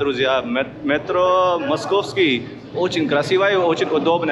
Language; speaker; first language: Russian; non-native, learner; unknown